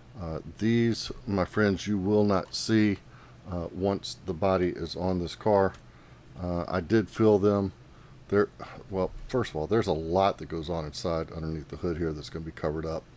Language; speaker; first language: English; native; English